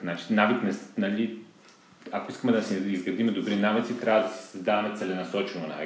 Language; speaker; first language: Bulgarian; native; Bulgarian